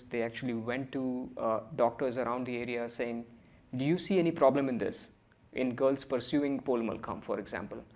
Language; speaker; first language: English; early bilingual, other home language; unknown